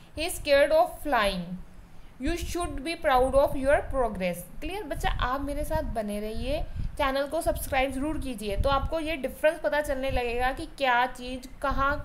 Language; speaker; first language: Hindi; non-native, local second language; Punjabi